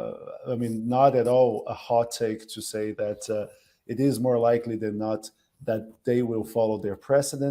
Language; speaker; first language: English; non-native, fluent; Portuguese